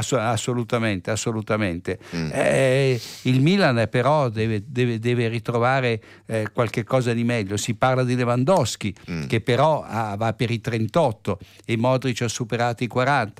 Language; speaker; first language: Italian; native; Italian